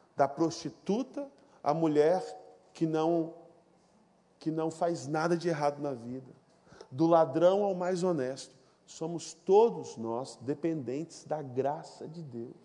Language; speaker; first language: Portuguese; native; Portuguese